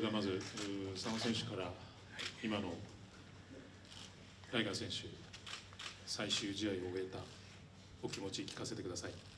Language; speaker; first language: Japanese; native; Japanese